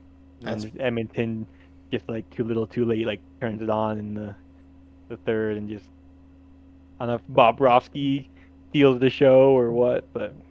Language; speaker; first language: English; native; English